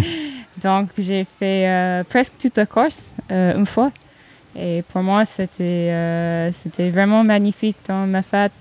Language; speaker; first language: French; non-native, learner; English